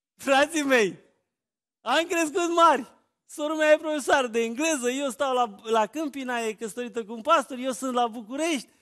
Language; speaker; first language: Romanian; native; Romanian